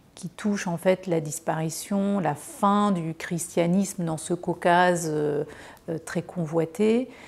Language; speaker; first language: French; native; French